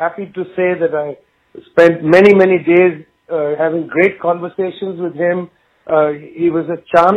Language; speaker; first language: English; non-native, local second language; Bangla